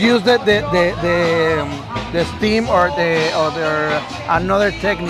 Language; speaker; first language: English; non-native, learner; Spanish